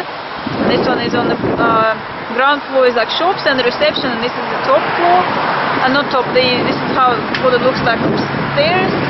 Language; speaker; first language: English; non-native, fluent; Russian